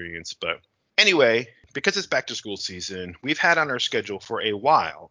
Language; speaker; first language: English; native; English